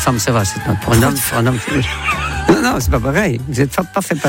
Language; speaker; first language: French; non-native, fluent; Dutch